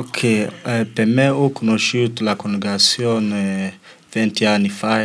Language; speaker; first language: Italian; non-native, learner; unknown